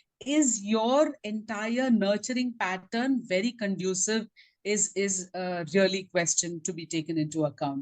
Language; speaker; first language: English; non-native, local second language; Tamil